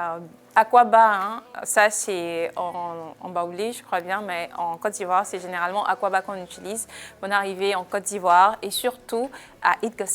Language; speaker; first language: French; native; French